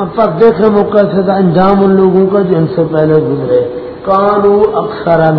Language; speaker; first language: Urdu; non-native, local second language; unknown